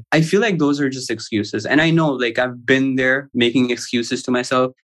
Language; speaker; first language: English; non-native, local second language; Urdu